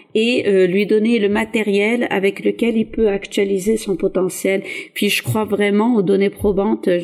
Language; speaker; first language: French; early bilingual, other home language; Arabic